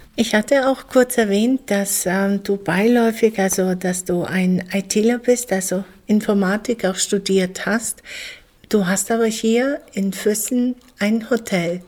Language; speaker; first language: German; native; German